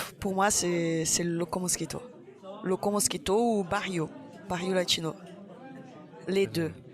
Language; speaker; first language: French; non-native, fluent; Portuguese